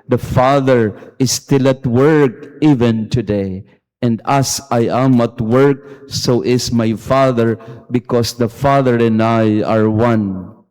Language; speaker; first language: English; non-native, local second language; Filipino